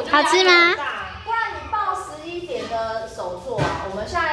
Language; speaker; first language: Chinese; native; Chinese